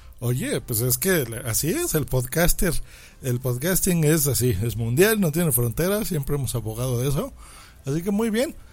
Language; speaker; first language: Spanish; native; Spanish